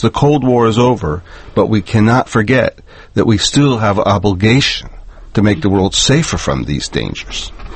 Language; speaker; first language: English; native; English